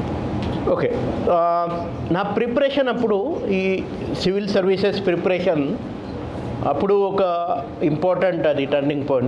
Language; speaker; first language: Telugu; non-native, fluent; Marathi